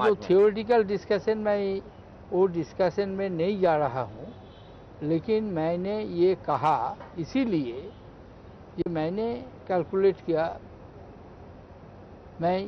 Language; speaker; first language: Hindi; non-native, local second language; Bangla